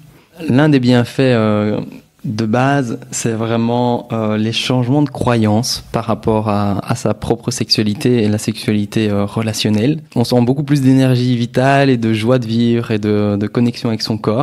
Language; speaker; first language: French; native; French